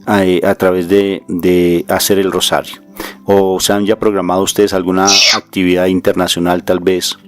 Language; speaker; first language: Spanish; native; Spanish